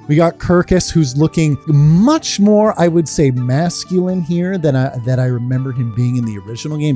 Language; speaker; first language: English; native; English